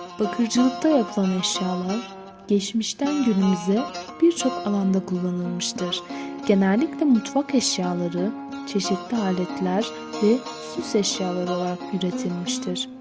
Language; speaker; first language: Turkish; native; Turkish